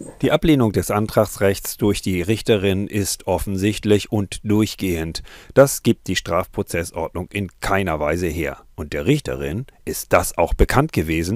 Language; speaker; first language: German; native; German